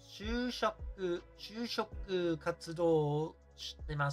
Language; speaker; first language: Japanese; non-native, learner; English